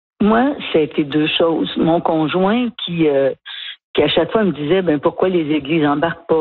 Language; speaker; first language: French; native; French